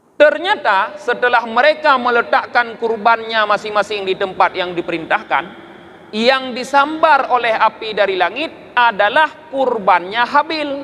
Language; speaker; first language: Malay; non-native, local second language; Achinese